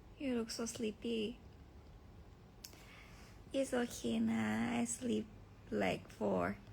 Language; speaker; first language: English; non-native, learner; Thai